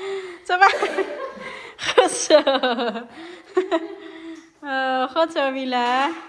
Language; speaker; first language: Dutch; non-native, learner; Waray